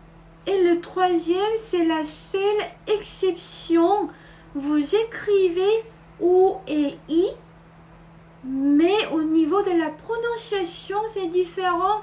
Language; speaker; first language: French; non-native, fluent; Korean